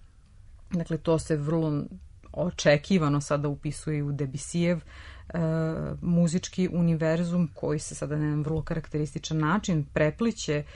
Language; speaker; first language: Serbian; native; Serbian